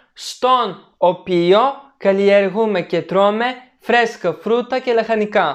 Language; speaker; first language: Greek; non-native, fluent; Turkish